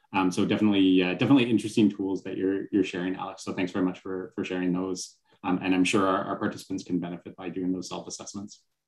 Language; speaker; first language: English; native; English